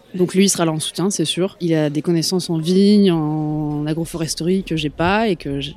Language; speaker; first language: French; native; French